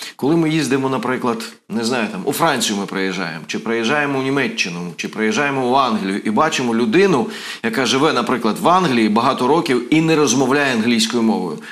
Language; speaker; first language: Ukrainian; non-native, local second language; Russian